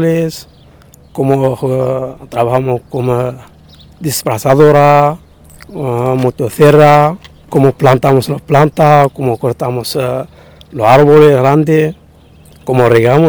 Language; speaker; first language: Spanish; non-native, learner; Arabic